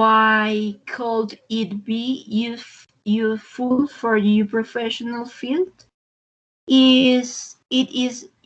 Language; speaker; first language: English; non-native, learner; Spanish